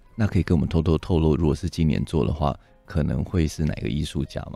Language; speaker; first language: Chinese; native; Chinese